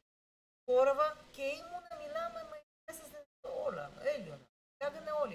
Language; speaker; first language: Greek; non-native, learner; Russian